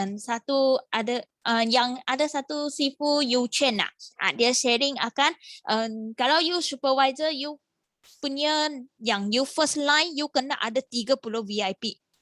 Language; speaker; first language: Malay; non-native, local second language; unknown